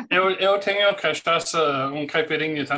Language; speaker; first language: Portuguese; non-native, fluent; English